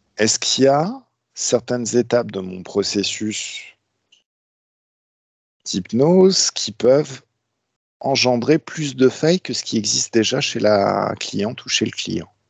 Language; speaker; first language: French; native; French